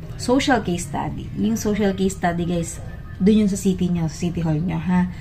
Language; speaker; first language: Filipino; native; Filipino